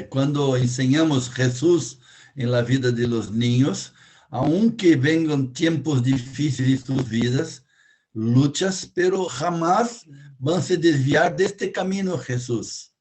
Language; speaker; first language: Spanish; non-native, fluent; Portuguese